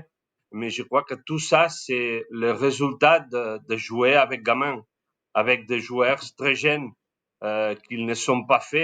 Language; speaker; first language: French; non-native, learner; Spanish